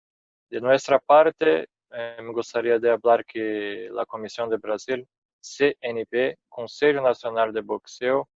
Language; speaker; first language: Spanish; non-native, fluent; Portuguese